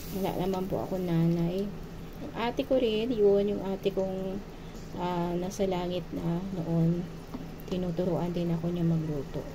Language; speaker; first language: Filipino; non-native, local second language; Bikol